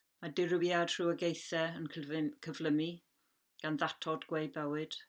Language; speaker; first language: Welsh; non-native, local second language; English